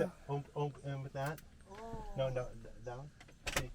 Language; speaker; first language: Spanish; non-native, learner; English